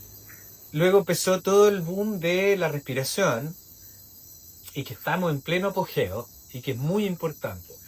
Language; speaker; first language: Spanish; native; Spanish